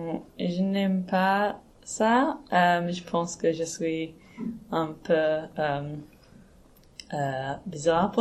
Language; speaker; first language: French; non-native, learner; English